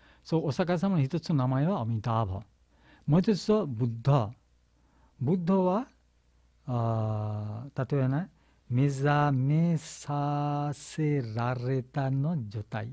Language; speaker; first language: Japanese; non-native, learner; Bangla